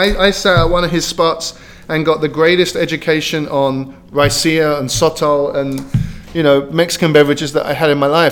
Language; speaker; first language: English; native; English